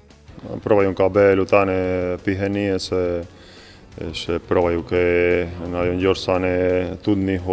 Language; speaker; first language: Hungarian; non-native, learner; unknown